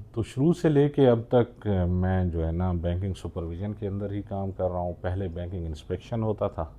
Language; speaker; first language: Urdu; non-native, local second language; Baluchi